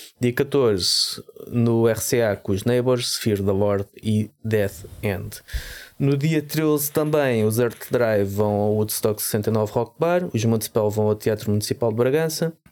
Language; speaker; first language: Portuguese; native; Portuguese